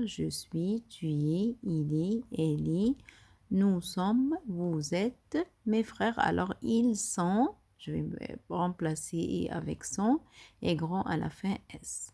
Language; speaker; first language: French; non-native, fluent; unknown